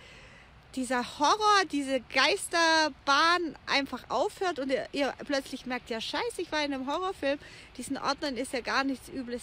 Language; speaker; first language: German; native; German